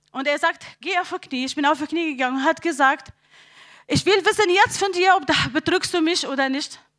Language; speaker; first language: German; non-native, learner; Arabic